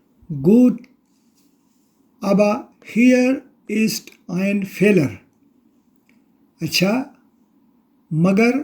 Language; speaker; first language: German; non-native, fluent; Urdu